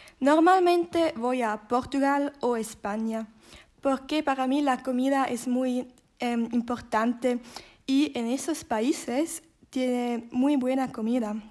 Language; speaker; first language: Spanish; non-native, learner; Swiss German